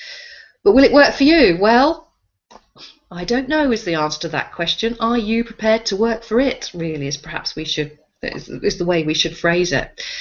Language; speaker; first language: English; native; English